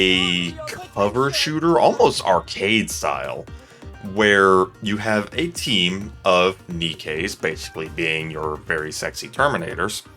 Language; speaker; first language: English; native; English